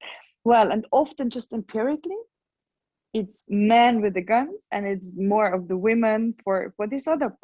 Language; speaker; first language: English; non-native, fluent; German